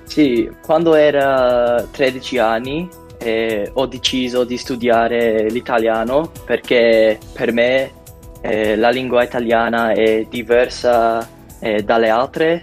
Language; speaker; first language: Italian; non-native, learner; English